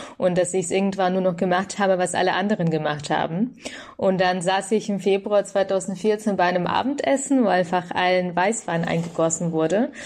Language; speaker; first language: German; early bilingual, other home language; Russian